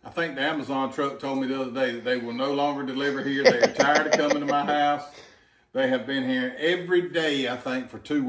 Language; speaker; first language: English; native; English